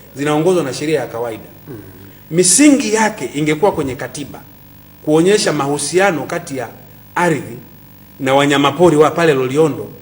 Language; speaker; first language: Swahili; native; Swahili